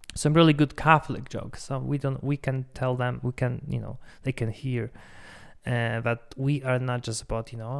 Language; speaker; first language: English; non-native, fluent; Polish